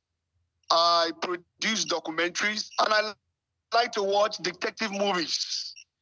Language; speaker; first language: English; non-native, local second language; Yoruba